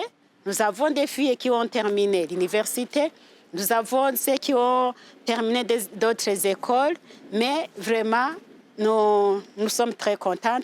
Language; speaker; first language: French; non-native, local second language; Rundi